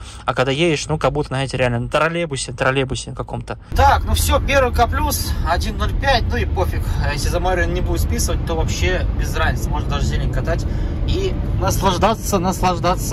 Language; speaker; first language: Russian; native; Russian